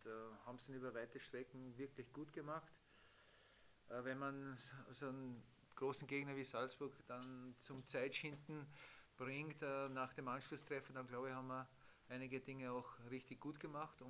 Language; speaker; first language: German; native; German